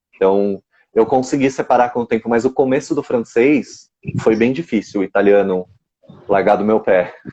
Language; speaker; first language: Portuguese; native; Portuguese